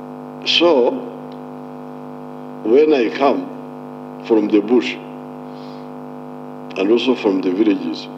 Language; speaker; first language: English; non-native, local second language; Nyankole